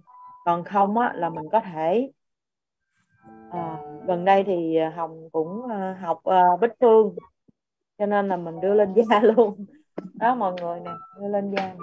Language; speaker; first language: Vietnamese; native; Vietnamese